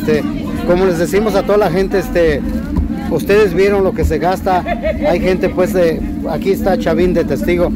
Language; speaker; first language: Spanish; native; Spanish